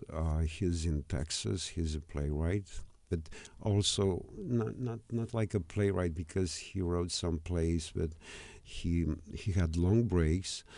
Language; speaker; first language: English; non-native, fluent; Romanian